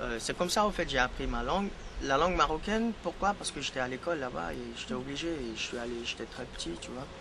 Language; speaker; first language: French; non-native, local second language; Fula